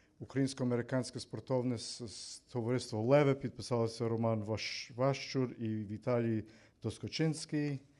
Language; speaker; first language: Ukrainian; early bilingual, heritage; Ukrainian